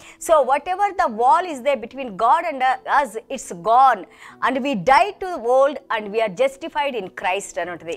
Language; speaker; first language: English; non-native, local second language; Telugu